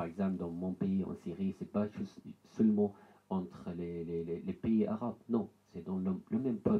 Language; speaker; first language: French; non-native, learner; Arabic